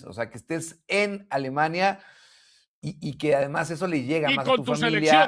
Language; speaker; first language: Spanish; native; Spanish